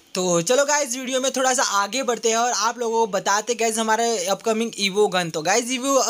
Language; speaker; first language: Hindi; non-native, local second language; Gujarati